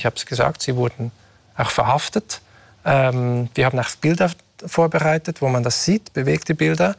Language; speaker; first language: German; native; German